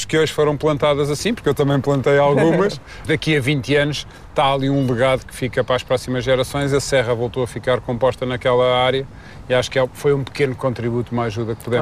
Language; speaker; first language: Portuguese; native; Portuguese